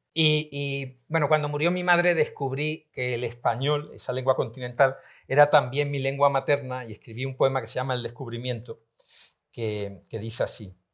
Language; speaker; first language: Spanish; native; Spanish